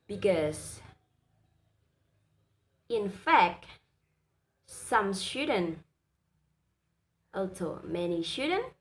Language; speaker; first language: English; non-native, learner; Indonesian